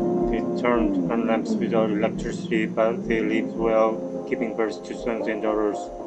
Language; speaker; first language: English; non-native, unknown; Korean